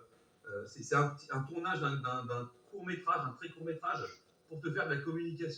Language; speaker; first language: French; native; French